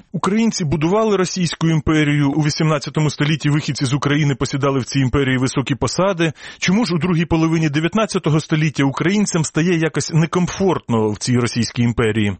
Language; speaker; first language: Ukrainian; native; Ukrainian